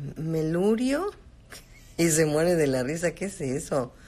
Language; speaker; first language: Spanish; native; Spanish